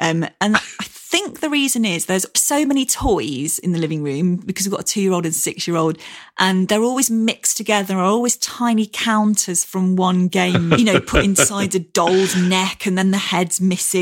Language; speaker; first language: English; native; English